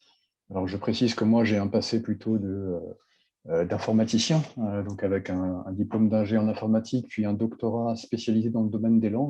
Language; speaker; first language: French; native; French